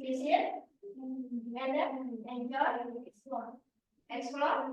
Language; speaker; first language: English; non-native, learner; Indonesian